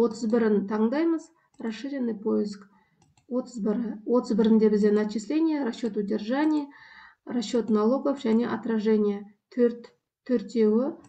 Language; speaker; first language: Russian; non-native, local second language; Kazakh